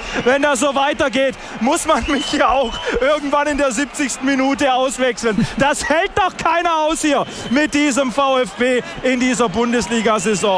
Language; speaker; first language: German; native; German